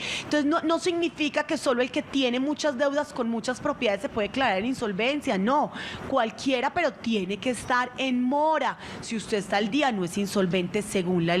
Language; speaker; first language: Spanish; native; Spanish